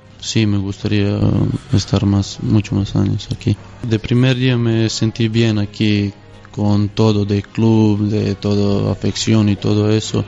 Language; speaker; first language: Spanish; non-native, learner; Serbian